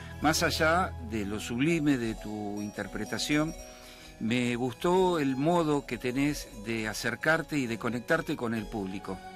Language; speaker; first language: Spanish; native; Spanish